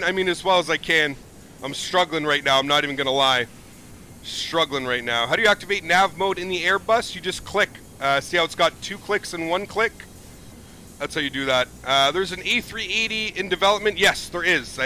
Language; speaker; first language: English; native; English